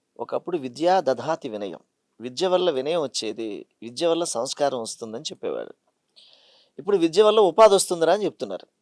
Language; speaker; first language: Telugu; native; Telugu